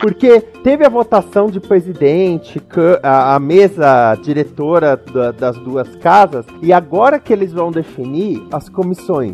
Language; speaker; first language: Portuguese; native; Portuguese